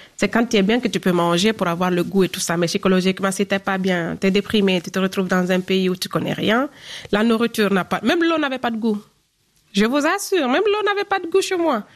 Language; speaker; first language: French; non-native, local second language; Fula